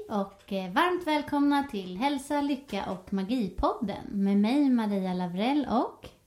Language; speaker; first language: Swedish; native; Swedish